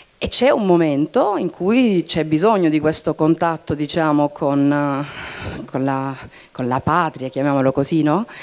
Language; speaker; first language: Italian; early bilingual, heritage; Italian